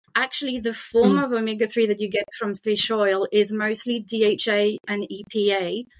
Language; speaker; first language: English; non-native, fluent; French